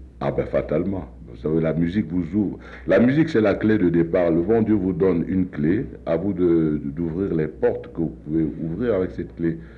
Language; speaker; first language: French; non-native, local second language; Duala